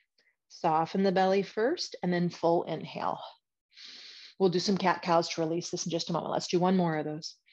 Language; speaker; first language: English; native; English